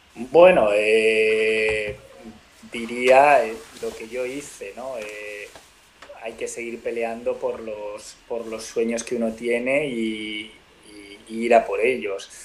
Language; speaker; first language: Spanish; native; Spanish